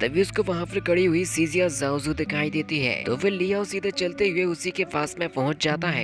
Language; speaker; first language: Hindi; native; Hindi